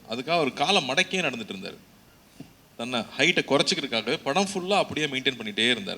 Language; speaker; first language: Tamil; native; Tamil